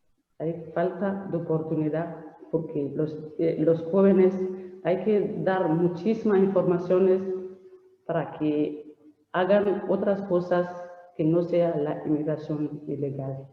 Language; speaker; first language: Spanish; non-native, learner; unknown